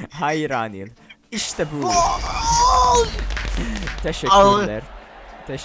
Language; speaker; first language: Turkish; non-native, learner; English